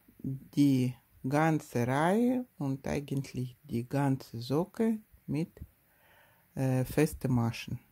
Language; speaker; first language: German; non-native, learner; Russian